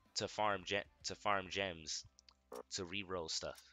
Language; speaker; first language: English; native; English